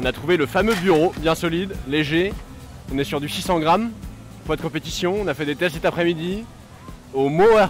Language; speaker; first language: French; native; French